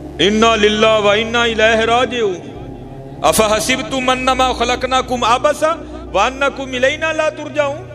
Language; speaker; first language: Urdu; non-native, local second language; Punjabi